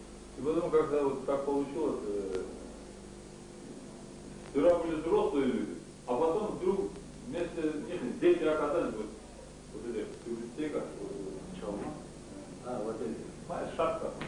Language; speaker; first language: Russian; non-native, local second language; Chechen